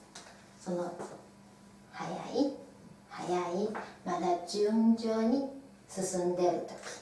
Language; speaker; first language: Japanese; non-native, fluent; Chinese